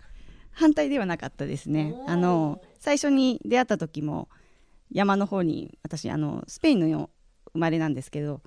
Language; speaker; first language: Japanese; native; Japanese